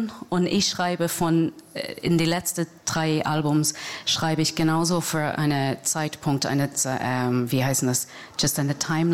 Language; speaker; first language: German; non-native, fluent; English